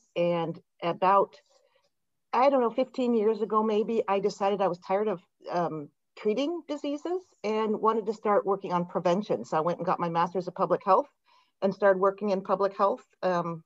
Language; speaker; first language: English; native; English